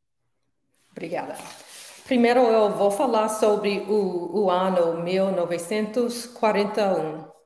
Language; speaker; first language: Portuguese; non-native, learner; English